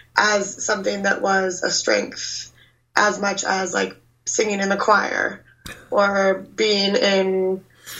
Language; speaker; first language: English; native; English